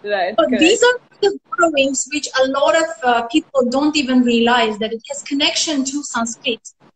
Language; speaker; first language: English; non-native, fluent; Armenian